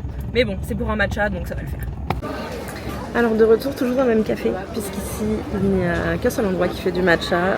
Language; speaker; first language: French; native; French